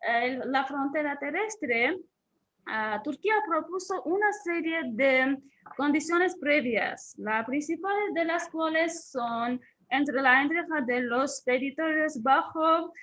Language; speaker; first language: Spanish; non-native, fluent; Armenian